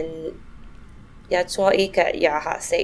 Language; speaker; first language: Danish; non-native, fluent; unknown